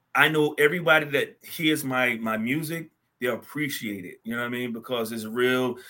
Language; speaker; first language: English; native; English